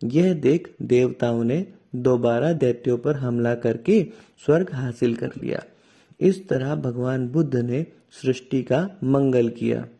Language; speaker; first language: Hindi; native; Hindi